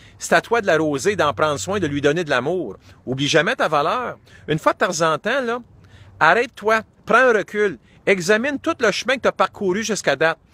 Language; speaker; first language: French; native; French